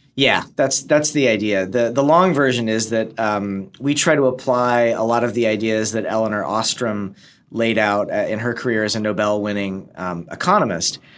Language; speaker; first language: English; native; English